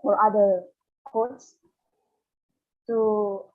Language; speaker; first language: English; non-native, learner; Indonesian